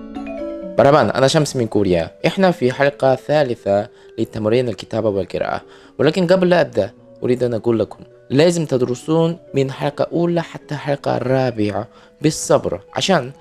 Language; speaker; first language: Arabic; non-native, fluent; Korean